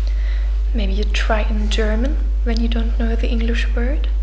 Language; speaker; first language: English; non-native, fluent; German